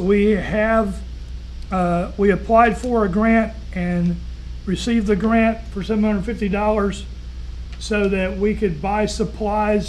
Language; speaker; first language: English; native; English